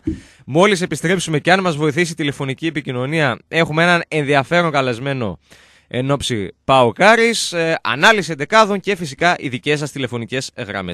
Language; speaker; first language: Greek; native; Greek